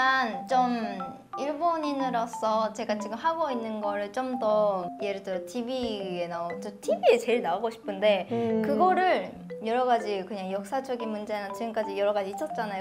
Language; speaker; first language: Korean; non-native, fluent; Japanese